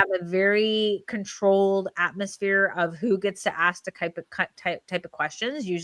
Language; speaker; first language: English; native; English